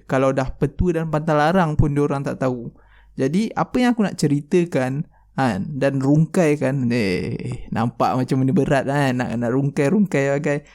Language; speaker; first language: Malay; native; Malay